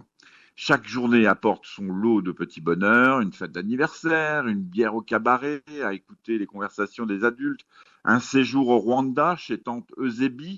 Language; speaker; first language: French; native; French